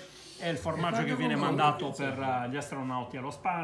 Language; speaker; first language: Italian; native; Italian